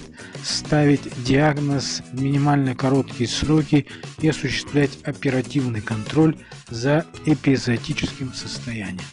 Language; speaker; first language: Russian; native; Russian